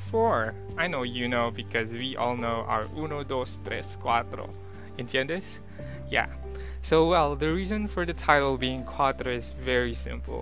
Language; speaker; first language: English; non-native, local second language; Pangasinan